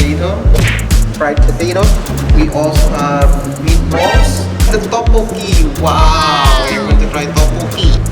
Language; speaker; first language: English; non-native, local second language; Filipino